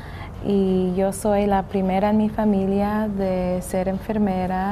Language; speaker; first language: Spanish; early bilingual, heritage; English